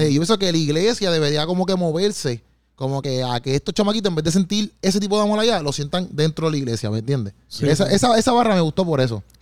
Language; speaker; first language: Spanish; native; Spanish